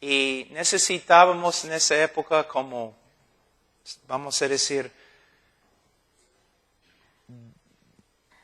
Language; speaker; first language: Spanish; non-native, fluent; English